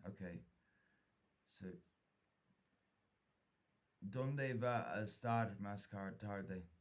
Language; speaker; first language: Spanish; non-native, fluent; English